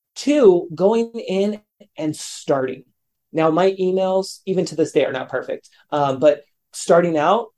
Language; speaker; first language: English; native; English